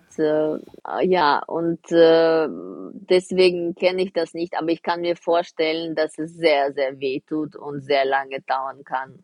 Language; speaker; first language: German; non-native, fluent; Russian